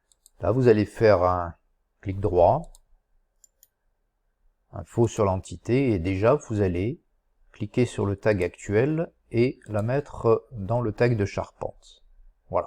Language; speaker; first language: French; native; French